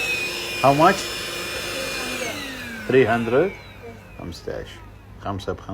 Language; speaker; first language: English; non-native, learner; Arabic